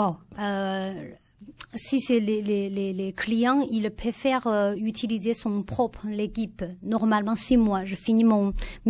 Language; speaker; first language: French; non-native, learner; Chinese